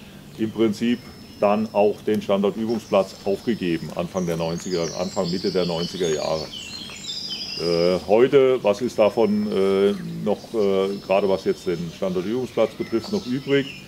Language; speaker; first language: German; native; German